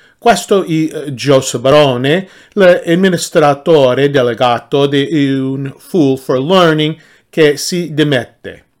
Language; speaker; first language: Italian; non-native, learner; English